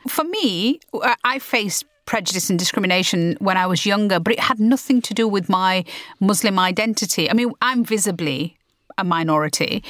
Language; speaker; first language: English; early bilingual, other home language; Punjabi